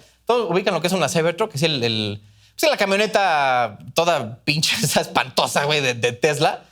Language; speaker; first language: Spanish; native; Spanish